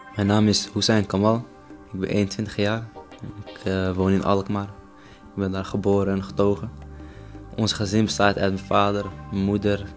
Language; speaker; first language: Dutch; early bilingual, other home language; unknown